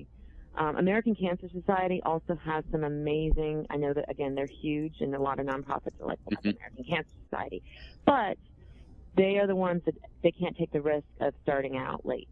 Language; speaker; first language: English; native; English